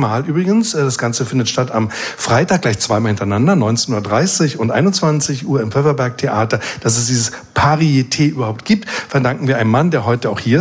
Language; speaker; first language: German; native; German